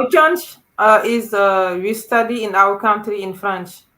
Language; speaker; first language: English; non-native, learner; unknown